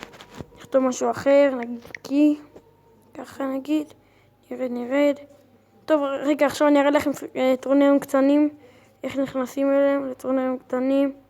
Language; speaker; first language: Hebrew; native; Hebrew